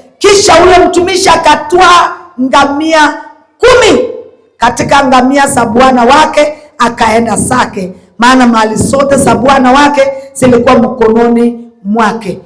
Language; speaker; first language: Swahili; non-native, local second language; Kalenjin